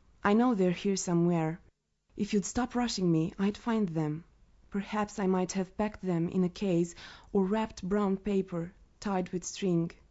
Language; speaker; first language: English; non-native, fluent; Romanian